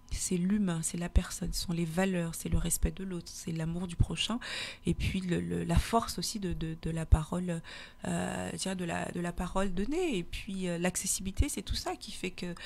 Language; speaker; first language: French; native; French